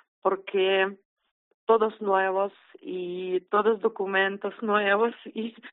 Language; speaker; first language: Spanish; non-native, learner; Ukrainian